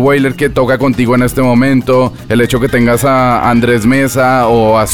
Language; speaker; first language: Spanish; native; Spanish